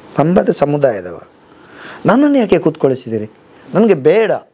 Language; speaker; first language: Kannada; non-native, local second language; Tulu